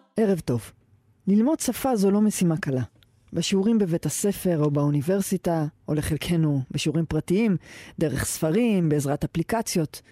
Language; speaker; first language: Hebrew; native; Hebrew